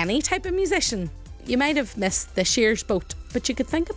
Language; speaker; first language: English; native; English